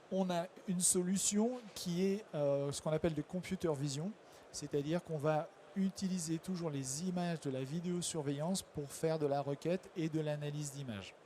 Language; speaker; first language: French; native; French